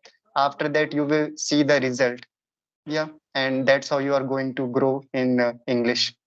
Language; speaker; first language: English; non-native, local second language; Hindi